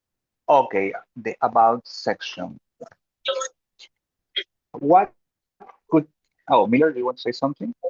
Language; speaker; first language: English; non-native, fluent; Spanish